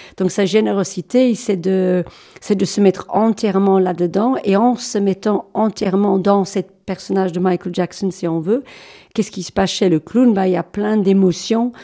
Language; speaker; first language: French; non-native, fluent; English